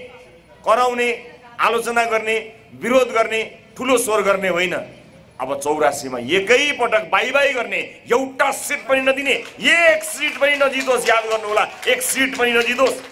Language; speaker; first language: Nepali; native; Nepali